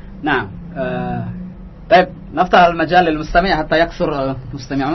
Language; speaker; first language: Arabic; non-native, learner; Indonesian